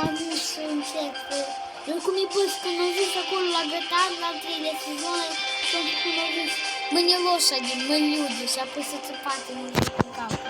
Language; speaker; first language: Romanian; early bilingual, heritage; Romanian